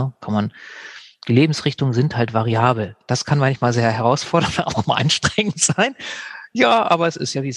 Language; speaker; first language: German; native; German